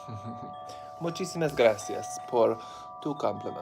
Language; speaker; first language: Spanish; non-native, learner; English